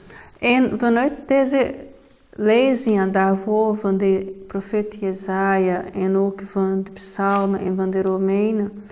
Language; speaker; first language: Dutch; non-native, fluent; Portuguese